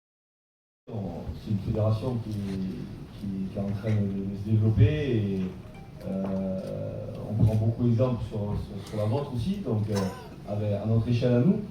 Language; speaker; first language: French; native; French